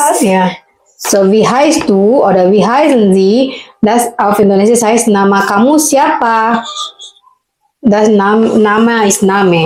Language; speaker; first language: German; non-native, learner; Indonesian